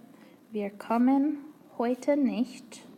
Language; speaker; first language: German; non-native, fluent; English